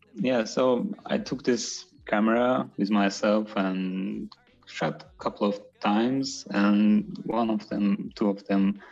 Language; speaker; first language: English; non-native, fluent; Azerbaijani